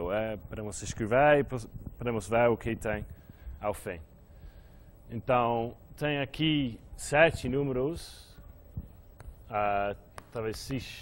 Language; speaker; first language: Portuguese; non-native, fluent; English